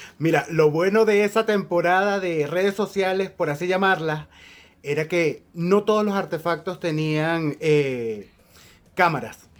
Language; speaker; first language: Spanish; native; Spanish